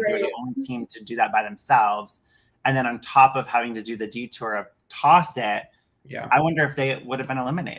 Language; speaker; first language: English; native; English